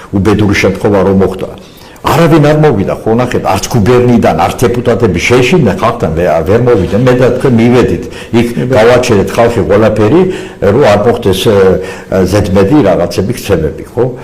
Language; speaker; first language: Georgian; non-native, local second language; Azerbaijani